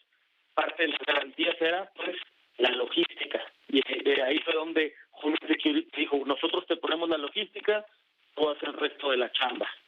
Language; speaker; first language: Spanish; native; Spanish